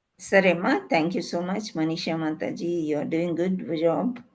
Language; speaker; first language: Telugu; native; Telugu